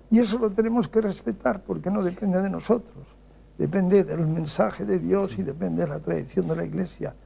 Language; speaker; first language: Spanish; native; Spanish